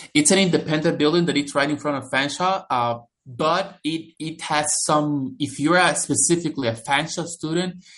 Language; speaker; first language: English; non-native, fluent; Spanish